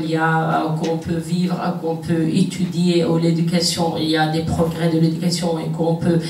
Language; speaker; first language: French; non-native, fluent; Kurdish